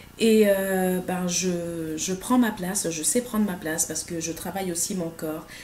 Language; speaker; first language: French; native; French